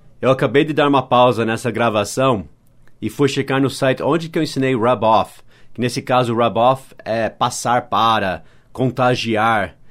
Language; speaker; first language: Portuguese; non-native, fluent; English